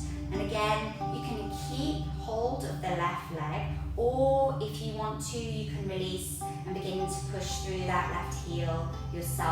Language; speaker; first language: English; native; English